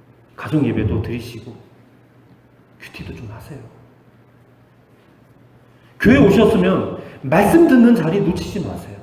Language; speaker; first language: Korean; native; Korean